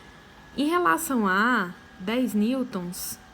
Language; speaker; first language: Portuguese; native; Portuguese